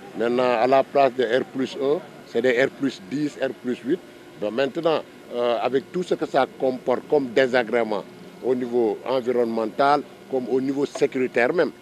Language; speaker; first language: French; non-native, local second language; Wolof